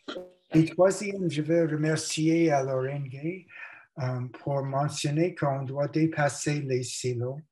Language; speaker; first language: French; non-native, fluent; English